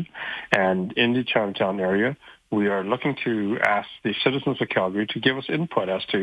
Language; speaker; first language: English; native; English